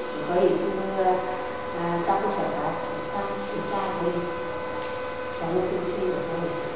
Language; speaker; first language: Chinese; non-native, learner; Vietnamese